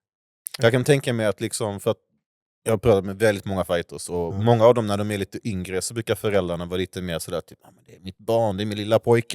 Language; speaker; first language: Swedish; native; Swedish